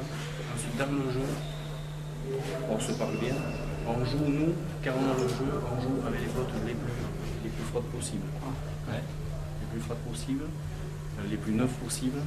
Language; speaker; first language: French; native; French